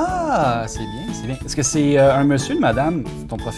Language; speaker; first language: French; native; French